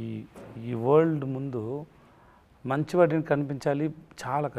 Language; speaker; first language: Telugu; non-native, learner; Tamil